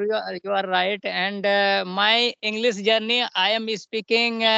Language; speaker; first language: English; non-native, learner; Hindi